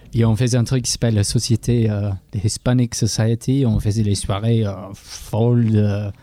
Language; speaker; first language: French; non-native, fluent; English